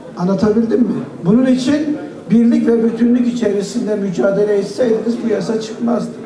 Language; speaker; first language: Turkish; native; Turkish